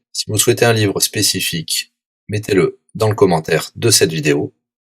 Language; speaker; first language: French; native; French